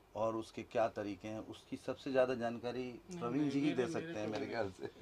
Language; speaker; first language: Hindi; native; Hindi